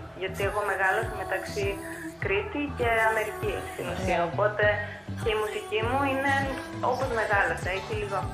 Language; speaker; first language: Greek; early bilingual, heritage; Greek